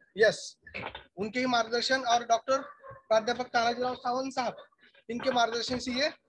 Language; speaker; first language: Hindi; non-native, local second language; Marathi